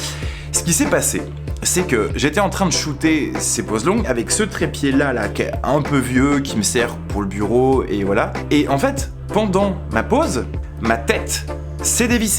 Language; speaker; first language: French; native; French